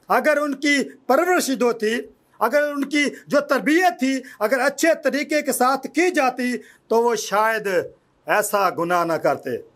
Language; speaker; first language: Urdu; non-native, local second language; Punjabi